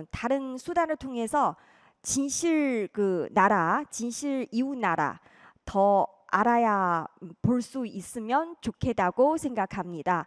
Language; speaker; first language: Korean; non-native, fluent; Chinese